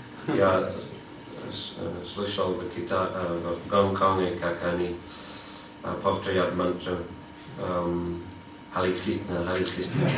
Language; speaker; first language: Russian; non-native, fluent; English